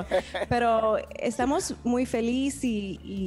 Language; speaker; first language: Spanish; non-native, learner; English